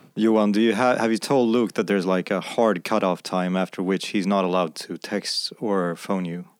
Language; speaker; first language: English; non-native, fluent; Swedish